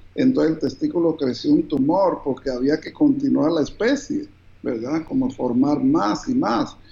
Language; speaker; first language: Spanish; early bilingual, heritage; Spanish